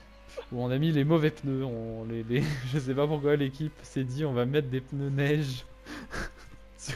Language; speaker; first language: French; native; French